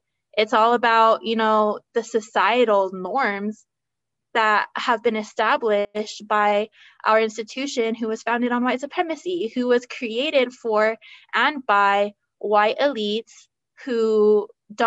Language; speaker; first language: English; native; English